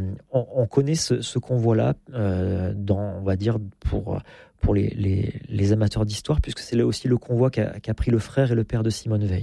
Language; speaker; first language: French; native; French